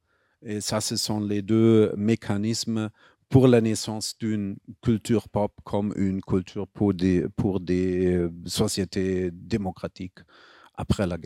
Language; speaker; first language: French; non-native, fluent; German